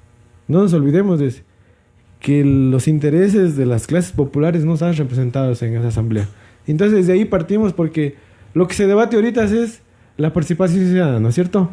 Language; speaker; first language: Spanish; native; Spanish